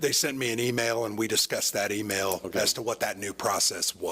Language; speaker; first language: English; native; English